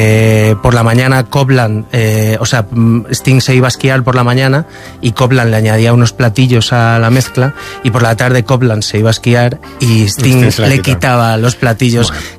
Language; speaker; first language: Spanish; native; Spanish